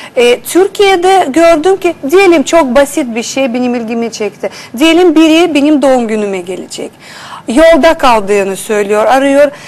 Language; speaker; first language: Turkish; non-native, fluent; Russian